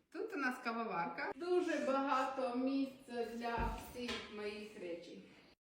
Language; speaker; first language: Ukrainian; non-native, learner; English